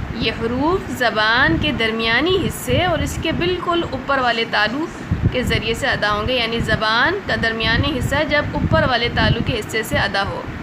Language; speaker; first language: Urdu; native; Urdu